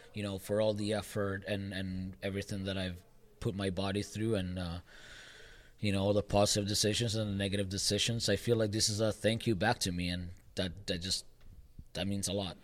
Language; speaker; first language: English; early bilingual, other home language; Spanish